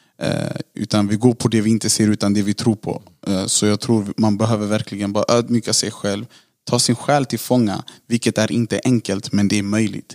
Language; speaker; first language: Swedish; native; Swedish